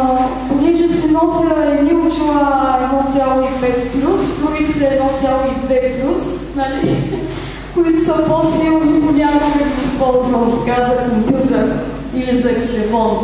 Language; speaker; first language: Bulgarian; native; Bulgarian